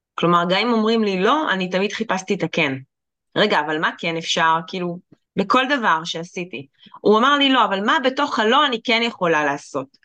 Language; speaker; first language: Hebrew; early bilingual, other home language; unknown